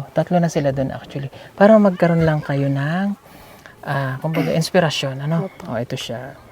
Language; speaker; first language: Filipino; native; Filipino